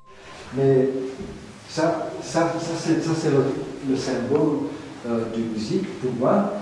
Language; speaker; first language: French; non-native, fluent; Dutch